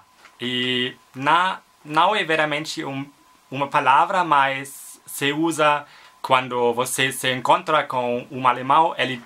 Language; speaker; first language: Portuguese; non-native, learner; German